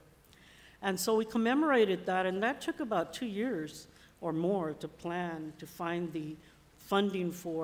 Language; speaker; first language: English; native; English